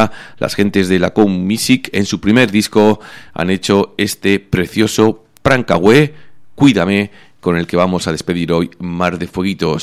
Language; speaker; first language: Spanish; native; Spanish